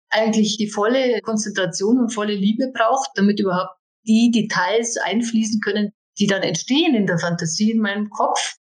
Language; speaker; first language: German; native; German